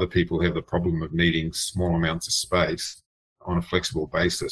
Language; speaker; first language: English; native; English